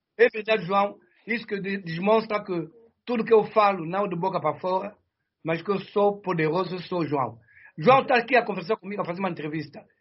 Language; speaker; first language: Portuguese; non-native, fluent; Kongo